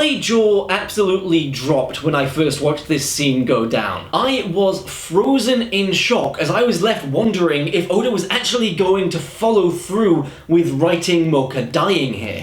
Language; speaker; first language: English; native; English